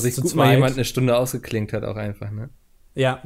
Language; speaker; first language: German; native; German